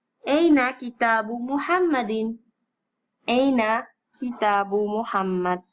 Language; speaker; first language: Arabic; non-native, fluent; Spanish